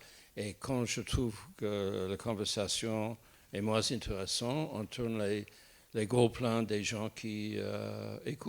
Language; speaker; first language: French; non-native, fluent; English